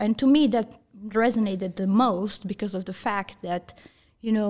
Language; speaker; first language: English; early bilingual, other home language; Bosnian